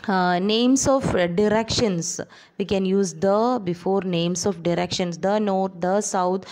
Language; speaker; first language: English; non-native, local second language; Malayalam